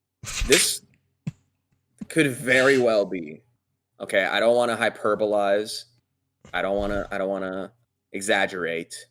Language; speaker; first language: English; native; English